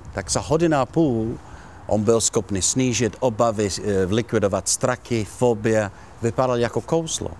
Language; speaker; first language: Czech; non-native, learner; Italian